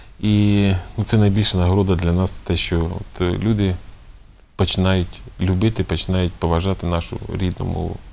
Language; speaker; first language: Ukrainian; native; Ukrainian